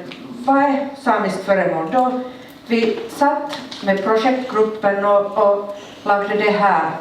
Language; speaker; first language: Swedish; non-native, local second language; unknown